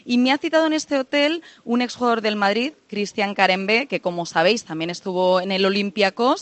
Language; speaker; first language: Spanish; native; Spanish